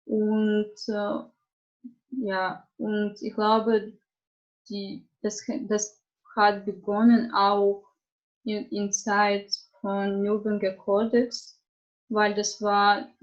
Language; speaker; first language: German; non-native, fluent; Russian